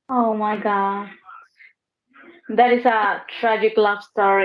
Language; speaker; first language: English; non-native, learner; Spanish